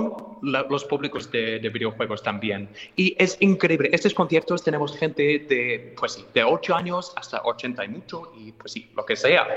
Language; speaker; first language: Spanish; non-native, fluent; English